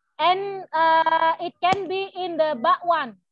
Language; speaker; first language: English; non-native, learner; Indonesian